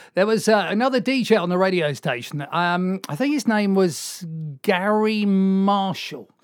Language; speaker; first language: English; native; English